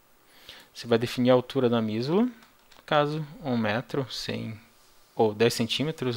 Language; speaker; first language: Portuguese; native; Portuguese